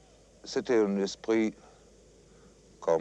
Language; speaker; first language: French; non-native, fluent; German